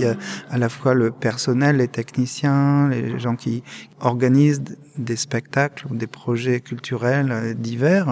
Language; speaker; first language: French; native; French